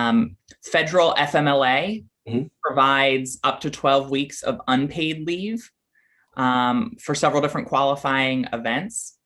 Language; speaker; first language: English; native; English